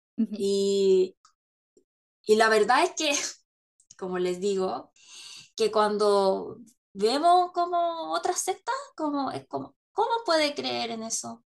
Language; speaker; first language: Spanish; non-native, fluent; Korean